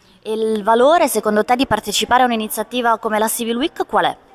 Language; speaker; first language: Italian; native; Italian